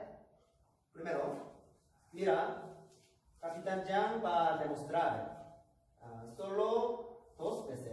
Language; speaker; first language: Spanish; non-native, learner; Korean